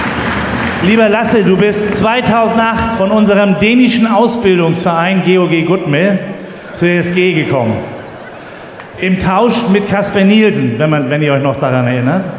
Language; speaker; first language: German; native; German